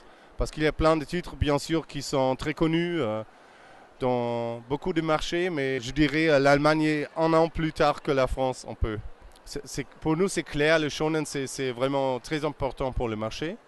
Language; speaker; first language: French; non-native, fluent; German